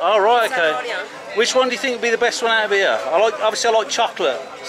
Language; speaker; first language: English; native; English